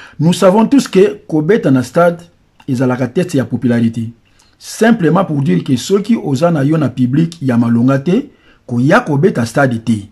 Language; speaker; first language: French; non-native, local second language; Lingala